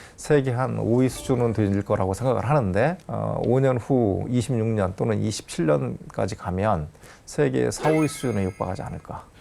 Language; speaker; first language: Korean; native; Korean